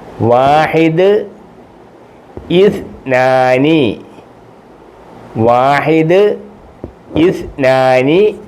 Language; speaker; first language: Arabic; non-native, fluent; Malayalam